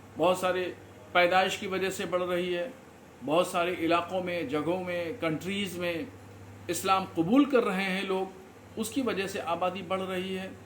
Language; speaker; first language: Hindi; native; Hindi